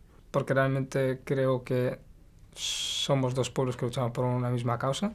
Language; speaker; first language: Spanish; non-native, local second language; Arabic